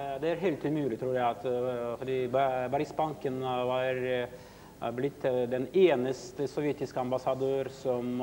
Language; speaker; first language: Swedish; non-native, learner; Russian